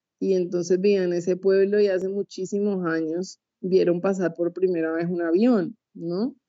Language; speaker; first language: Spanish; native; Spanish